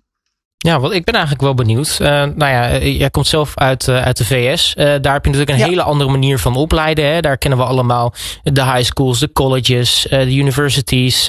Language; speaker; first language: Dutch; native; Dutch